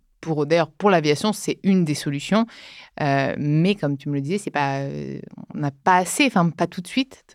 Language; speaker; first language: French; native; French